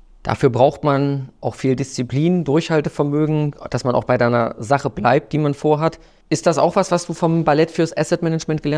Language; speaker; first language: German; native; German